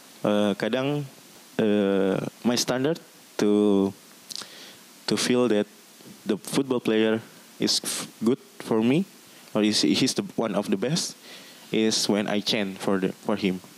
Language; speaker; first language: English; non-native, learner; Indonesian